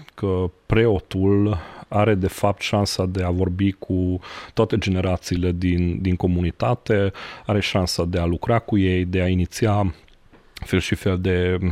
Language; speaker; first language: Romanian; non-native, local second language; Hungarian